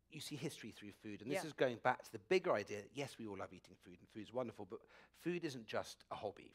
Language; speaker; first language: English; native; English